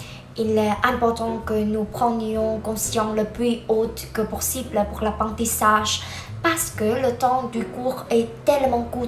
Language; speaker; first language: French; non-native, learner; Vietnamese